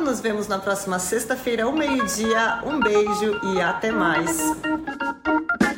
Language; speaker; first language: Portuguese; native; Portuguese